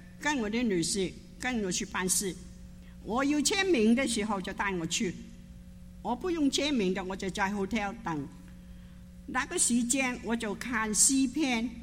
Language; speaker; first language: Chinese; non-native, local second language; Cantonese